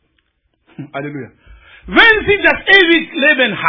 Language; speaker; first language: German; non-native, learner; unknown